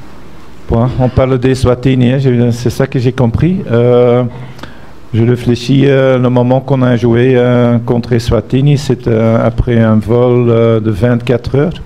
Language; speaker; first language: French; non-native, fluent; Dutch